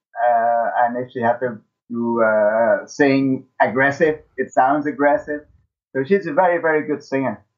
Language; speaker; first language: English; non-native, fluent; Dutch